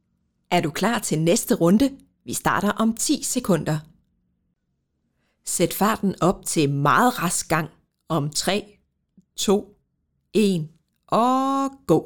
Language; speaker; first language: Danish; native; Danish